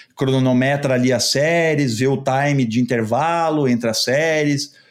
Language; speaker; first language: Portuguese; native; Portuguese